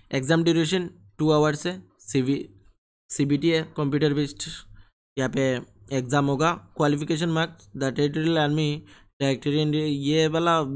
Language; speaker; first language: Hindi; non-native, local second language; Bangla